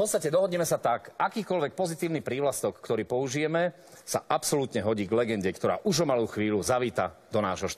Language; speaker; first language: Slovak; native; Slovak